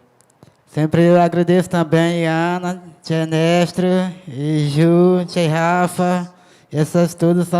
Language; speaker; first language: Portuguese; non-native, local second language; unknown